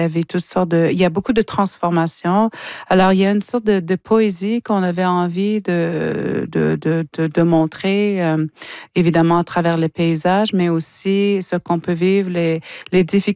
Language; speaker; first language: French; non-native, local second language; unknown